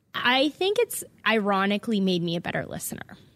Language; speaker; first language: English; native; English